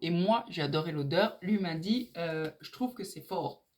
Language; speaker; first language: French; native; French